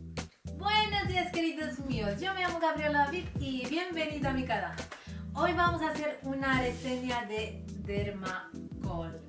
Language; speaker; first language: Spanish; non-native, fluent; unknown